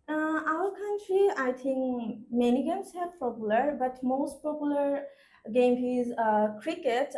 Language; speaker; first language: English; non-native, learner; Bangla